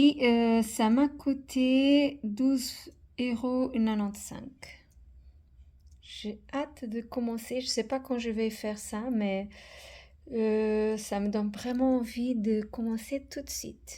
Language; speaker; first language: French; non-native, fluent; Portuguese